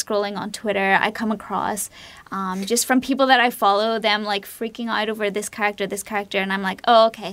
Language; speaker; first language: English; native; English